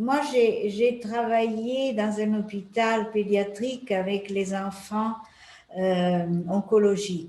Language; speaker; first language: French; non-native, fluent; Italian